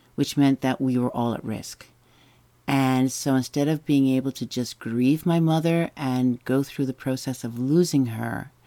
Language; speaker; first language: English; native; English